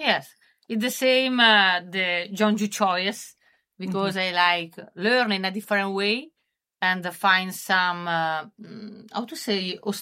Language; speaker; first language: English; non-native, learner; Italian